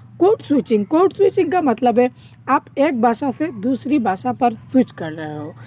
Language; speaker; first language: Hindi; non-native, local second language; Bangla